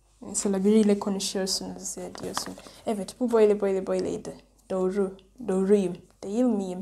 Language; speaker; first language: Turkish; non-native, learner; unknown